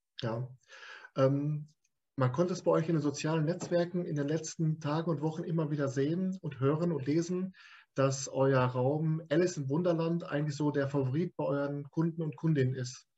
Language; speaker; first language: German; native; German